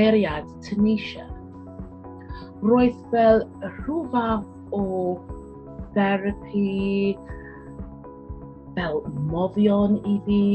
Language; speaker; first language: Welsh; non-native, learner; English